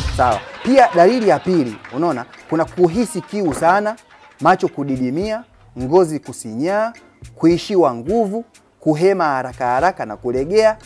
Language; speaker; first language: Swahili; native; Swahili